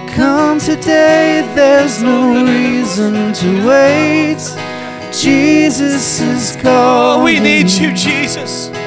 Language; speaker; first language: English; native; English